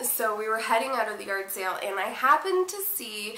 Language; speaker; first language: English; native; English